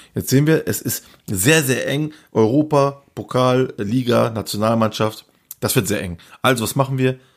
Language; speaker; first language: German; early bilingual, other home language; Turkish